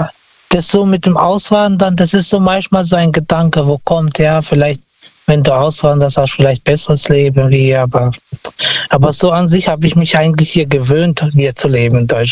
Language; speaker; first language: German; non-native, fluent; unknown